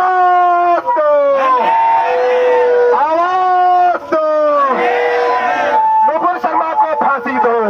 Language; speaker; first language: Hindi; native; Hindi